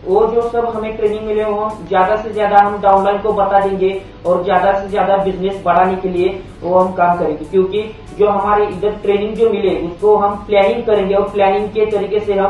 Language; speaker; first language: Hindi; non-native, local second language; Marathi